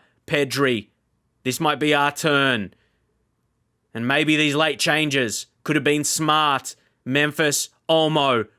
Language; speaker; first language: English; native; English